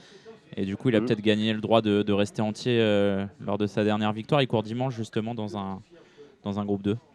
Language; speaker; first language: French; native; French